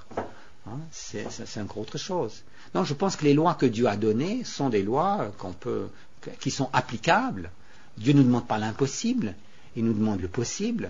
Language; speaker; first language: French; native; French